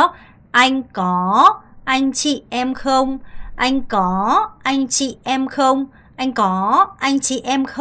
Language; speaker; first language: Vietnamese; non-native, fluent; Korean